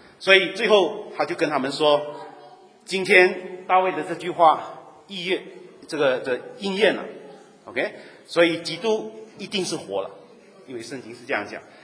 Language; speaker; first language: Chinese; native; Chinese